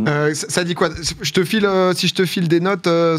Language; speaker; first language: French; native; French